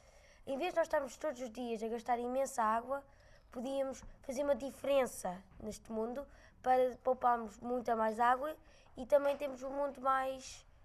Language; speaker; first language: Portuguese; non-native, local second language; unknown